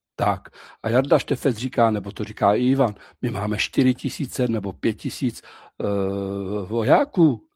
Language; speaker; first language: Czech; native; Czech